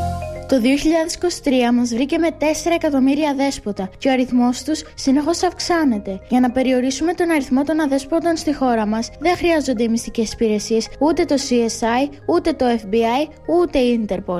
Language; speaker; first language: Greek; native; Greek